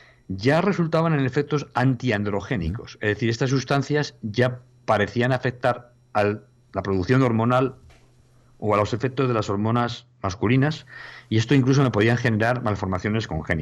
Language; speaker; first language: Spanish; native; Spanish